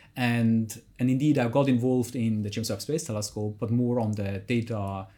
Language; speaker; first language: English; non-native, fluent; German